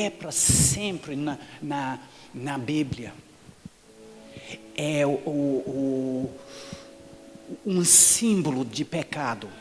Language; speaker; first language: Portuguese; non-native, fluent; English